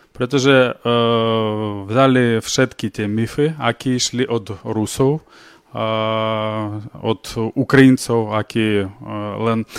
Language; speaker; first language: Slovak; non-native, learner; Ukrainian